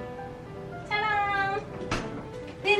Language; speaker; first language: Japanese; native; Japanese